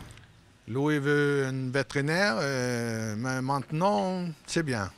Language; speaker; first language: French; non-native, learner; Swedish